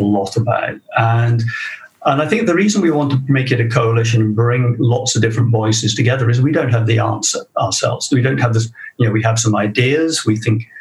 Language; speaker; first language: English; native; English